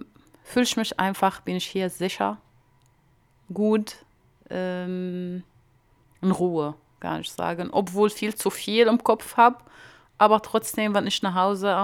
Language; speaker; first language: German; non-native, fluent; Arabic